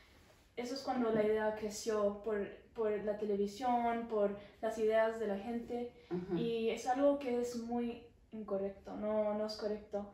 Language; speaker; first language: Spanish; early bilingual, heritage; Spanish